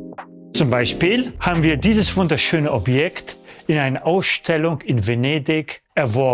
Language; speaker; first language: German; early bilingual, other home language; Polish